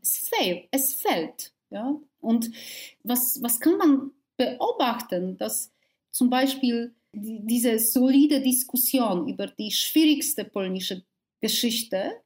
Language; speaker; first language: German; non-native, fluent; Polish